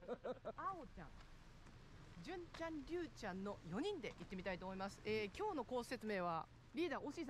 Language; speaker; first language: Japanese; native; Japanese